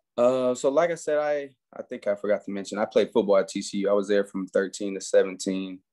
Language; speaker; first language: English; native; English